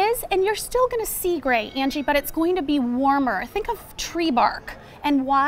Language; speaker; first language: English; native; English